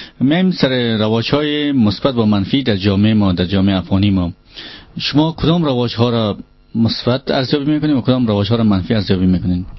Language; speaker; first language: Persian; native; Persian